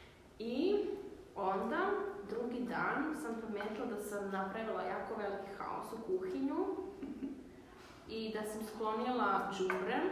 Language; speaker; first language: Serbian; early bilingual, heritage; Serbian